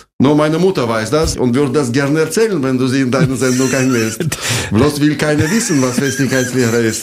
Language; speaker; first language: German; non-native, fluent; Russian